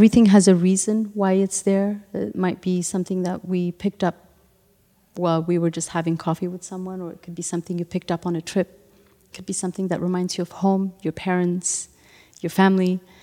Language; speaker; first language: English; non-native, fluent; Tigrinya